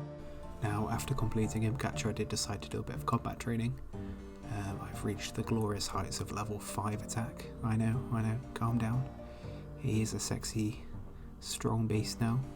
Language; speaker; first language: English; native; English